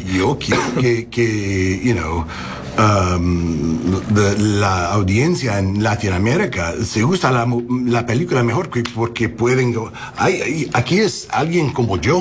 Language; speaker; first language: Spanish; non-native, learner; English